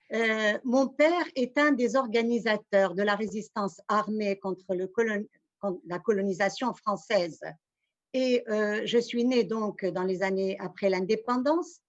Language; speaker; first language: French; non-native, local second language; Arabic